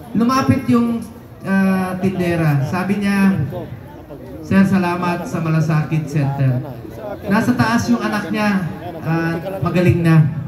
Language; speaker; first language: Filipino; non-native, local second language; Cebuano